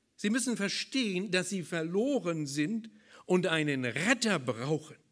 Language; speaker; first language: German; native; German